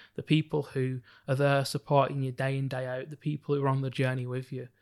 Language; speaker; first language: English; native; English